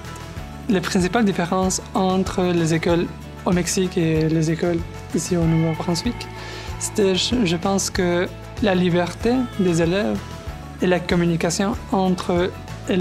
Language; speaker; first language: French; non-native, learner; Spanish